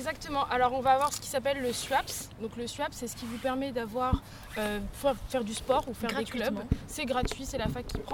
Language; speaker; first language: French; native; French